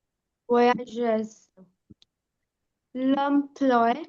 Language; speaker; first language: French; non-native, learner; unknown